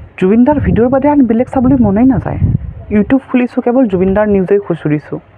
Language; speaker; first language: Assamese; native; Assamese